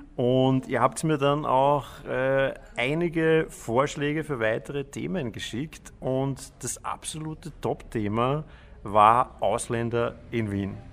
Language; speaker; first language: German; native; German